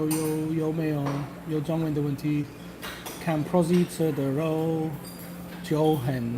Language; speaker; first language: Chinese; non-native, learner; English